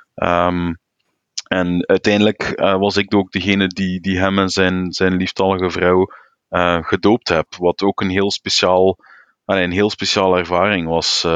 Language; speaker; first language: Dutch; native; Dutch